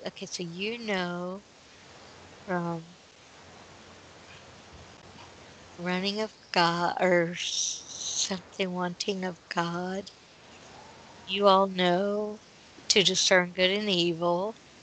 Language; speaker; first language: English; native; English